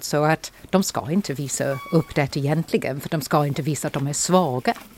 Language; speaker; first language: Swedish; non-native, fluent; English